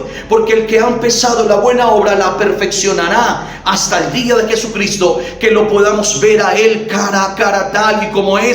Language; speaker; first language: Spanish; native; Spanish